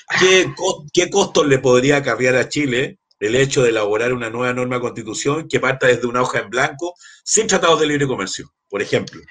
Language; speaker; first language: Spanish; native; Spanish